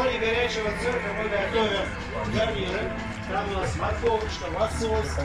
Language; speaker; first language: Russian; native; Russian